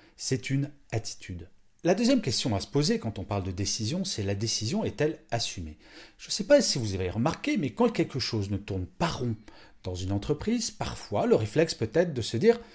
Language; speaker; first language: French; native; French